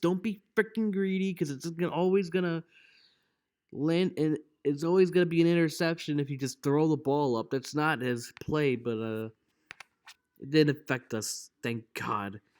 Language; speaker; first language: English; native; English